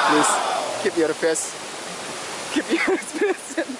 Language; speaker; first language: English; non-native, learner; Indonesian